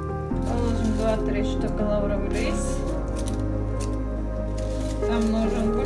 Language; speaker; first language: Russian; non-native, local second language; Tajik